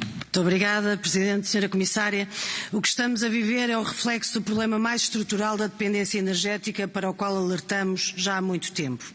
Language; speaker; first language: Portuguese; native; Portuguese